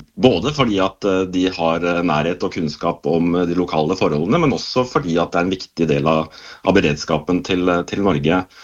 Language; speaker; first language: Norwegian; native; Norwegian